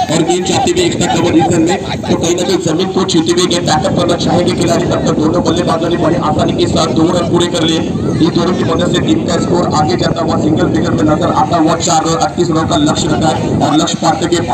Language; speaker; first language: Hindi; non-native, local second language; Marathi